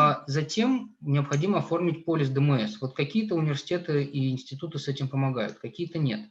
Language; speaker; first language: Russian; native; Russian